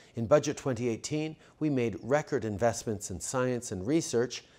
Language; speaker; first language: English; early bilingual, other home language; French